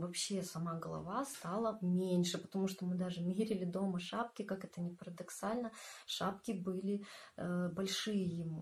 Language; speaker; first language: Russian; native; Russian